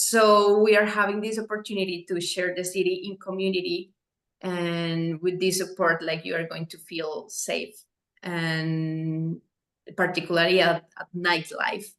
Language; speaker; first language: English; non-native, fluent; Spanish